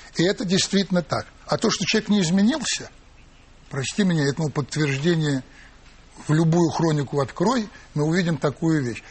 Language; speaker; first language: Russian; native; Russian